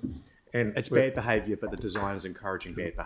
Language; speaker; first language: English; native; English